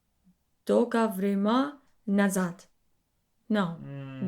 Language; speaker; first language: Russian; non-native, learner; English